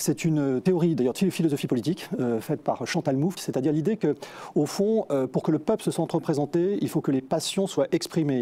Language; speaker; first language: French; native; French